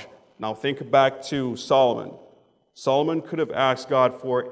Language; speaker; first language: English; native; English